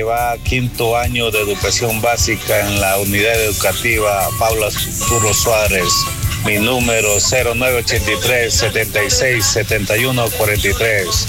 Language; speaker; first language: Spanish; native; Spanish